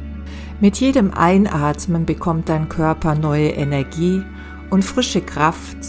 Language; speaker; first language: German; native; German